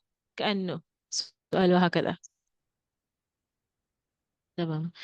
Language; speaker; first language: Arabic; non-native, fluent; English